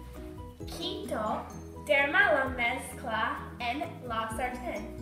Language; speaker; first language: Spanish; non-native, learner; English